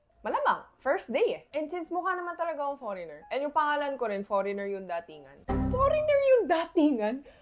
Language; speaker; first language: Filipino; early bilingual, other home language; Korean